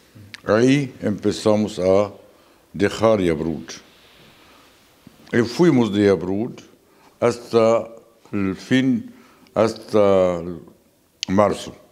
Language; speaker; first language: Spanish; non-native, fluent; Arabic